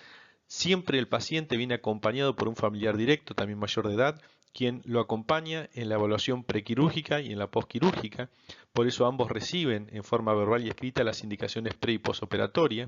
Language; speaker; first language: Spanish; native; Spanish